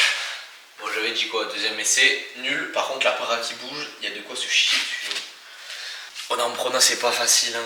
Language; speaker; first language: French; native; French